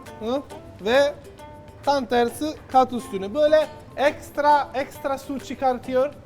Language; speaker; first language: Turkish; non-native, fluent; Italian